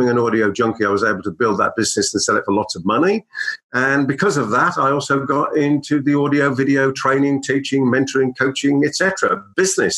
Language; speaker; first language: English; native; English